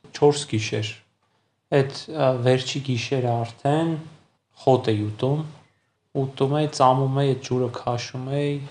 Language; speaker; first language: Armenian; native; Armenian